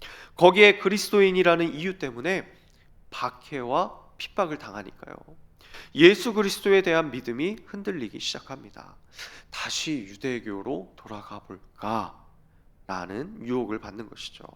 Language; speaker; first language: Korean; native; Korean